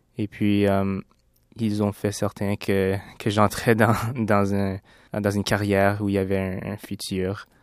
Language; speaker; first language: French; early bilingual, other home language; Lao